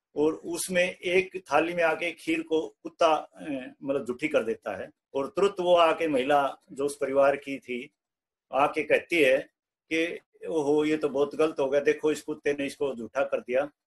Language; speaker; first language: Hindi; native; Hindi